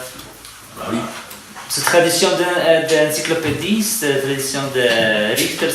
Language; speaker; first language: French; non-native, fluent; Polish